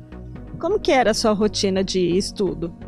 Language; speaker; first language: Portuguese; native; Portuguese